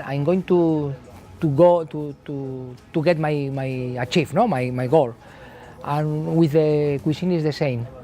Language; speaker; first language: English; non-native, learner; Spanish